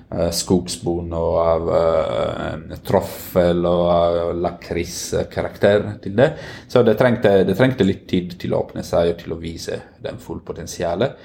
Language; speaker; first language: Norwegian; non-native, fluent; Italian